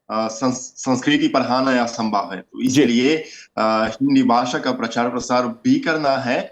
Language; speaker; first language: Hindi; non-native, fluent; Russian